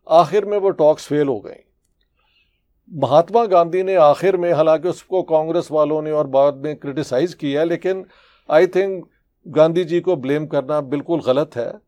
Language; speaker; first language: Hindi; native; Hindi